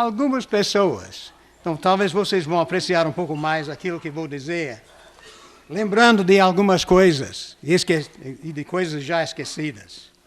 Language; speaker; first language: Portuguese; non-native, fluent; English